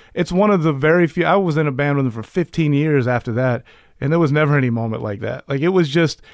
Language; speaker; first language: English; native; English